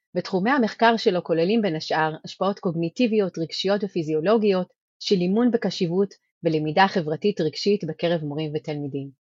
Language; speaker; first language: Hebrew; non-native, fluent; Spanish